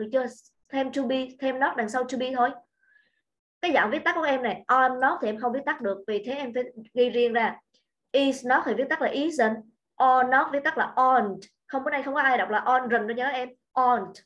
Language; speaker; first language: Vietnamese; native; Vietnamese